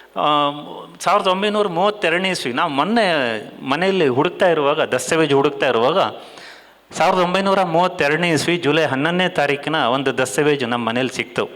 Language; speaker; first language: Kannada; native; Kannada